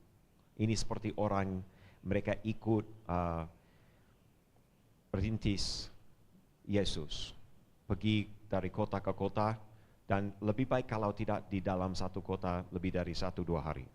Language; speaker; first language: Indonesian; non-native, fluent; English